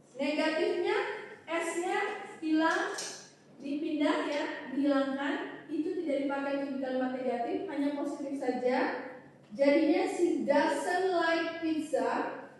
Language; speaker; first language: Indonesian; native; Indonesian